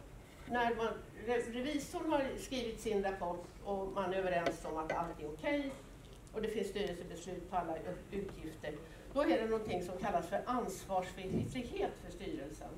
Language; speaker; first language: Swedish; native; Swedish